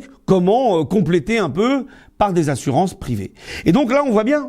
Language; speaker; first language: French; native; French